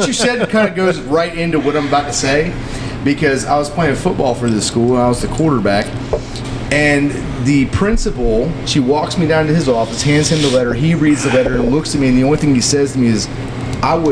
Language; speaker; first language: English; native; English